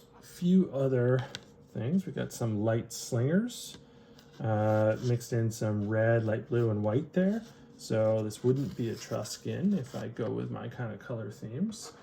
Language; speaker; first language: English; native; English